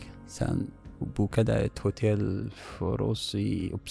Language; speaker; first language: Swedish; non-native, learner; Arabic